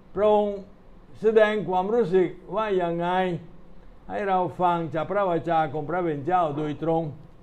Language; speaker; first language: Thai; non-native, fluent; Italian